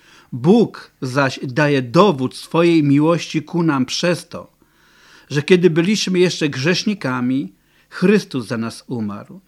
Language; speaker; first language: Polish; native; Polish